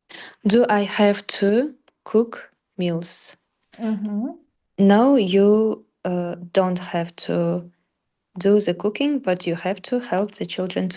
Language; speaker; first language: English; non-native, learner; Russian